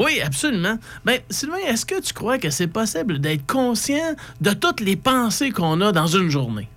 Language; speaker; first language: French; native; French